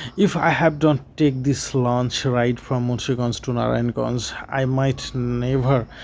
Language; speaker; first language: English; non-native, local second language; Bangla